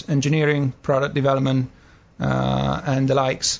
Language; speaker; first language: English; non-native, fluent; Italian